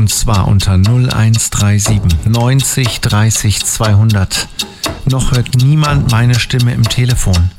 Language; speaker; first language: German; native; German